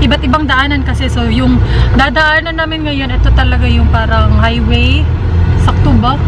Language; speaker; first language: Filipino; non-native, local second language; Cebuano